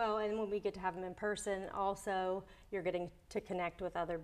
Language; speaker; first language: English; native; English